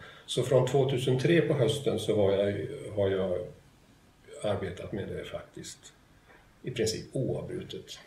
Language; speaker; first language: Swedish; native; Swedish